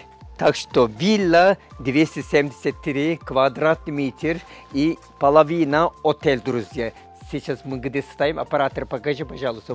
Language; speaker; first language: Russian; non-native, fluent; Turkish